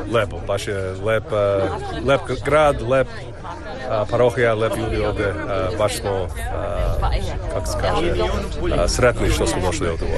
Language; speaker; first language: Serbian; early bilingual, heritage; Serbian